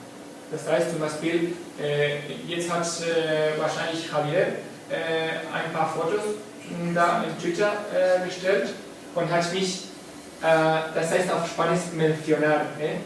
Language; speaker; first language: German; non-native, fluent; Spanish